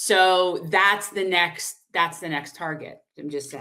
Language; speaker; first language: English; native; English